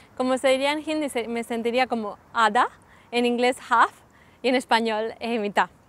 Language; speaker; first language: Spanish; early bilingual, other home language; Sindhi